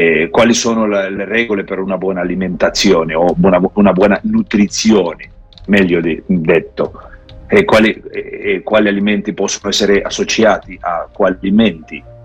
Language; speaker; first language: Italian; non-native, learner; Spanish